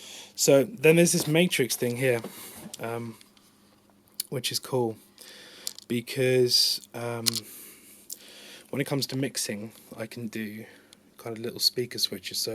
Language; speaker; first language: English; native; English